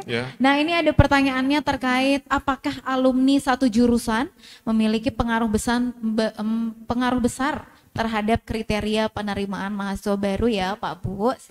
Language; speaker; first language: Indonesian; native; Indonesian